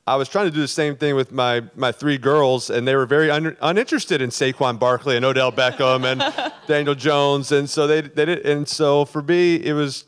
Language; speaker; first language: English; native; English